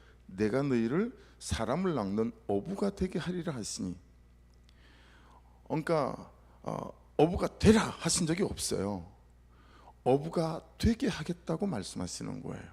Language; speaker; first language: Korean; native; Korean